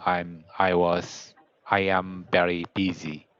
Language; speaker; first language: English; non-native, learner; Korean